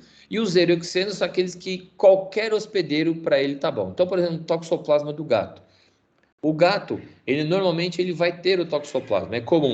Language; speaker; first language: Portuguese; native; Portuguese